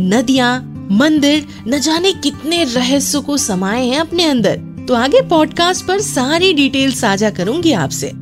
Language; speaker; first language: Hindi; native; Hindi